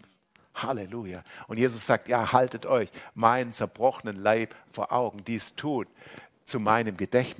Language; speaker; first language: German; native; German